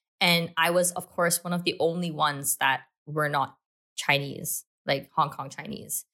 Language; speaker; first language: English; native; English